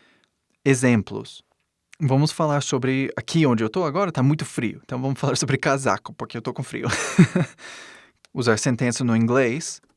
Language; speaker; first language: Portuguese; non-native, fluent; English